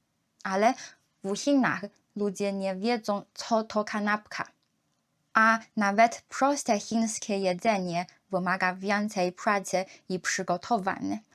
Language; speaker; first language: Polish; non-native, learner; Chinese